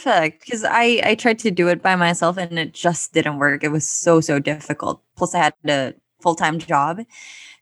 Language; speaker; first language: English; non-native, local second language; Filipino